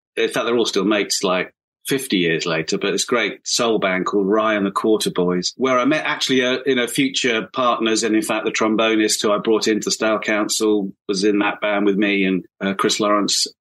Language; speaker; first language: English; native; English